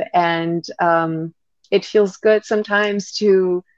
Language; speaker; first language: English; non-native, fluent; French